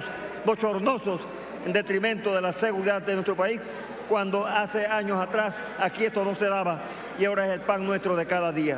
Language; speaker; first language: Spanish; native; Spanish